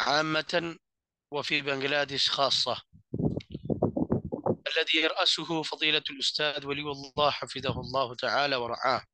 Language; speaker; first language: Arabic; non-native, fluent; Bangla